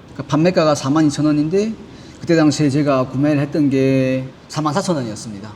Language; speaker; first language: Korean; native; Korean